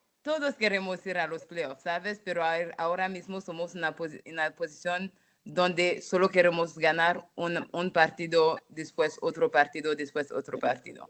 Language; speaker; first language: Spanish; non-native, fluent; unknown